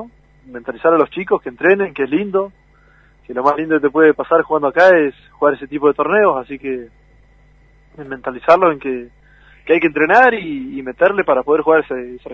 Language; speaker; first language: Spanish; native; Spanish